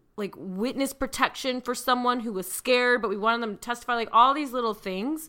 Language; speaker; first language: English; early bilingual, other home language; Hindi